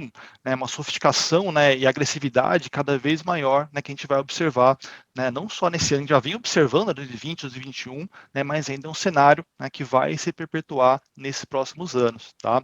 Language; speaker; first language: Portuguese; native; Portuguese